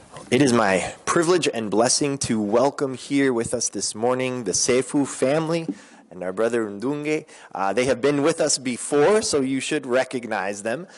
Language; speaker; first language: English; native; English